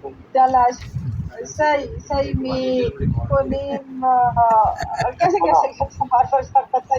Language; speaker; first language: Persian; non-native, learner; Urdu